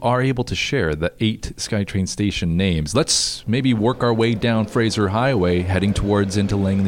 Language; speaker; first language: English; native; English